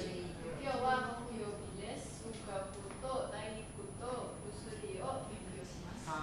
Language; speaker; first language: Japanese; non-native, learner; Indonesian